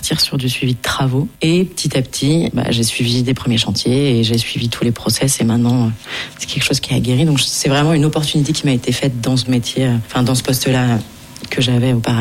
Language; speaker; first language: French; native; French